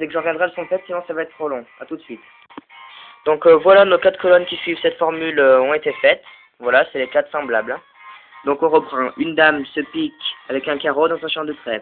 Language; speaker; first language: French; native; French